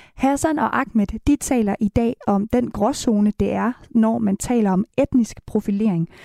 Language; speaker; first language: Danish; native; Danish